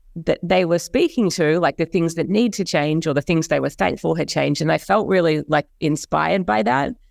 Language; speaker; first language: English; native; English